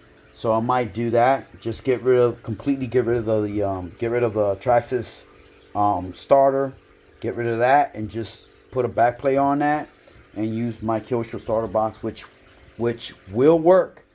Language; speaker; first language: English; native; English